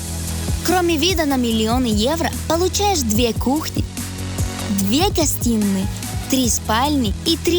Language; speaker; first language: Russian; native; Russian